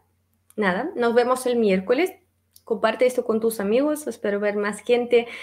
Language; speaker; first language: Spanish; non-native, fluent; Russian